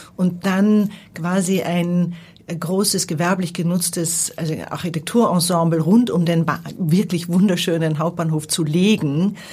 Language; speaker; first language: German; native; German